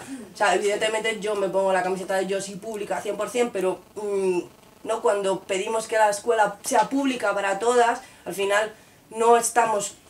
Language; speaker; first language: Spanish; native; Spanish